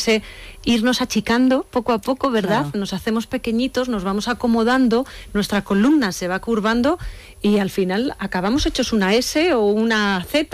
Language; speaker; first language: Spanish; native; Spanish